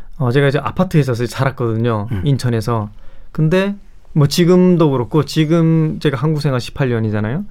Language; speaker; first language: Korean; native; Korean